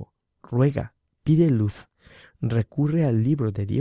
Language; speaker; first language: Spanish; native; Spanish